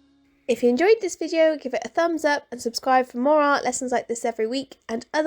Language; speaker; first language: English; native; English